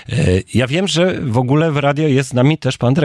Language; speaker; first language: Polish; native; Polish